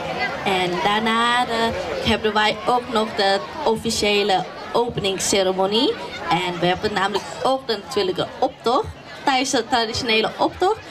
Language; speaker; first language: Dutch; non-native, fluent; Thai